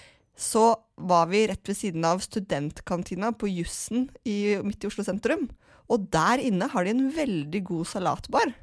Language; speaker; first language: Norwegian; native; Norwegian